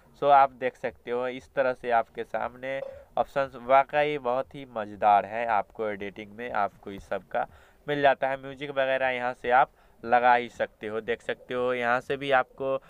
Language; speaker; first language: Hindi; native; Hindi